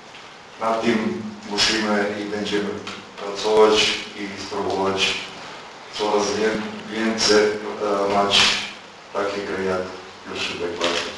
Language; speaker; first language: Polish; non-native, fluent; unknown